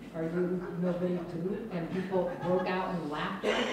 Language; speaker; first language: English; non-native, fluent; Spanish